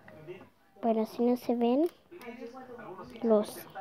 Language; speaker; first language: Spanish; native; Spanish